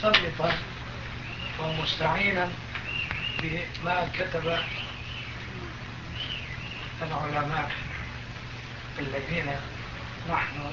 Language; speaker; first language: Arabic; non-native, fluent; Turkish